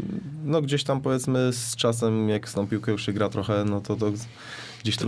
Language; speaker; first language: Polish; native; Polish